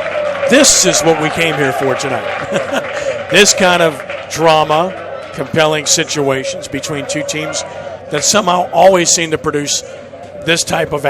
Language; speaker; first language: English; native; English